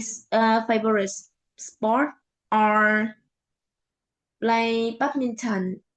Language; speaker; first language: English; non-native, learner; Vietnamese